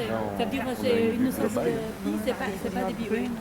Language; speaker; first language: French; non-native, learner; Chinese